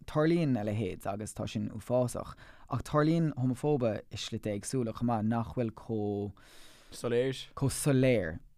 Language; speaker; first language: Irish; non-native, local second language; English